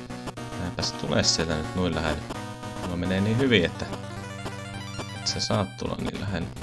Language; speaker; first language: Finnish; native; Finnish